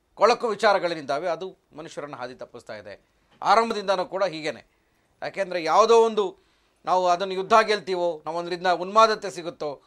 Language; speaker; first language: Kannada; native; Kannada